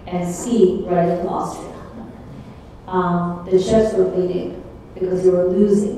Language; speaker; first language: English; early bilingual, other home language; Czech